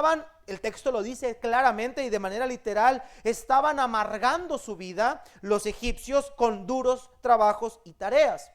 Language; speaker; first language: Spanish; native; Spanish